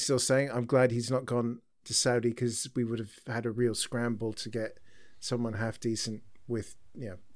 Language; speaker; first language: English; native; English